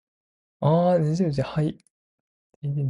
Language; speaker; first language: Cantonese; non-native, learner; Japanese